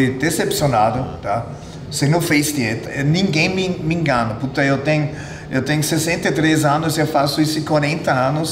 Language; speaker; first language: Portuguese; non-native, fluent; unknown